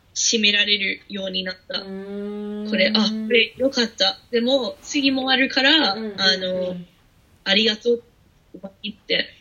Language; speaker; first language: Japanese; non-native, fluent; English